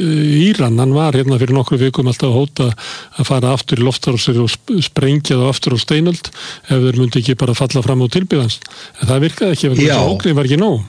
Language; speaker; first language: Icelandic; native; Icelandic